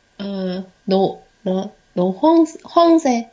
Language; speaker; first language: Korean; non-native, learner; Chinese